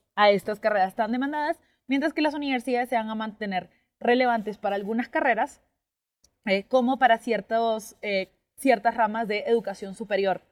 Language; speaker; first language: Spanish; native; Spanish